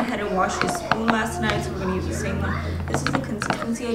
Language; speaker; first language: English; early bilingual, other home language; Spanish